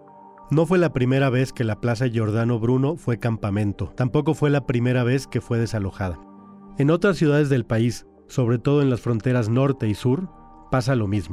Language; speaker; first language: Spanish; native; Spanish